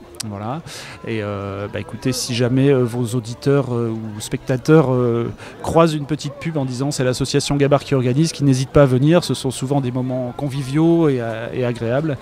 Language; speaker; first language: French; native; French